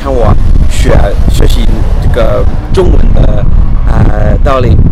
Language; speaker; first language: Chinese; non-native, fluent; English